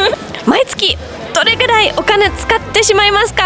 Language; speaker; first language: Japanese; non-native, fluent; English